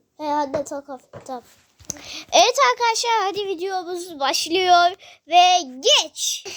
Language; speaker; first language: Turkish; native; Turkish